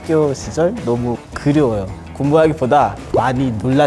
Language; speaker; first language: Korean; non-native, fluent; Kinyarwanda